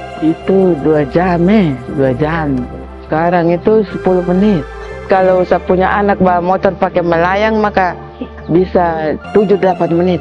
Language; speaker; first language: Indonesian; non-native, local second language; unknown